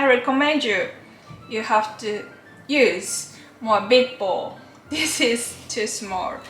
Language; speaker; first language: English; non-native, learner; Japanese